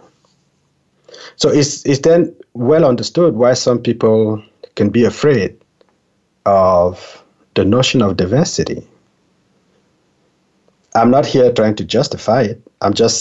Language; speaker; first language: English; non-native, local second language; French